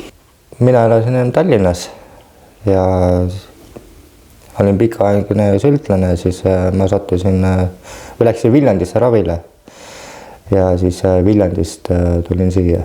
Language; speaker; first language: Estonian; native; Estonian